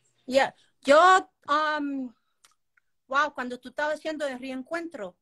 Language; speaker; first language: Spanish; early bilingual, heritage; Spanish